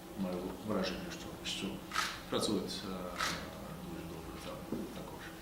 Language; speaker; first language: Ukrainian; non-native, fluent; Norwegian